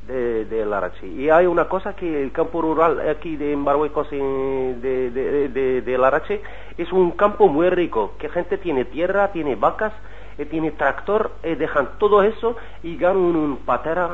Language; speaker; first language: Spanish; non-native, learner; Arabic